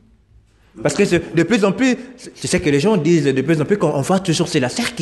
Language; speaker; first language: French; non-native, local second language; Lingala